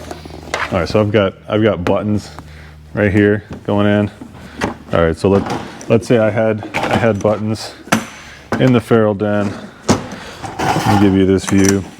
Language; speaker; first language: English; native; English